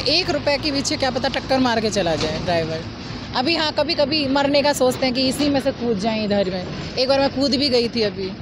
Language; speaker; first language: Hindi; native; Hindi